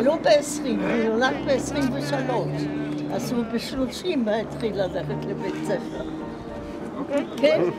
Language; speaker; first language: Hebrew; non-native, fluent; German